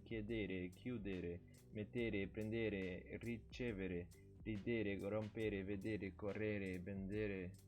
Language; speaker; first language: Italian; non-native, learner; Portuguese